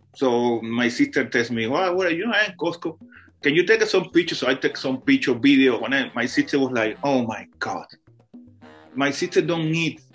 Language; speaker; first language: English; non-native, fluent; Spanish